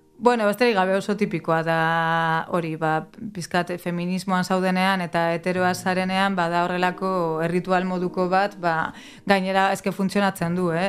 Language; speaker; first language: Basque; native; Basque